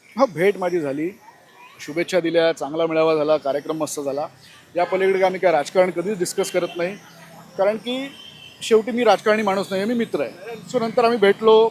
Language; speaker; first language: Marathi; non-native, local second language; Gujarati